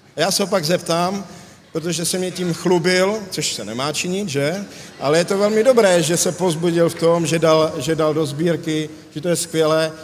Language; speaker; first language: Czech; native; Czech